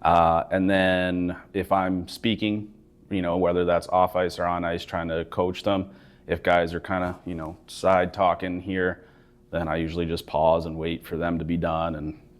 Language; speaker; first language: English; native; English